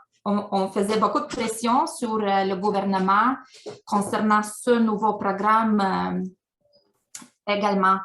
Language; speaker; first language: French; non-native, fluent; Ukrainian